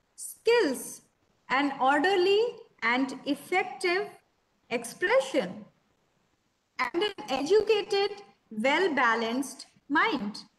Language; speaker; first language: English; non-native, local second language; Hindi